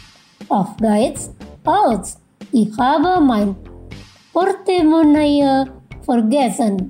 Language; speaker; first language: German; non-native, fluent; Indonesian